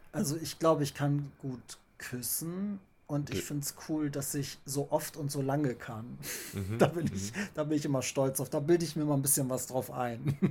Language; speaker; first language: German; native; German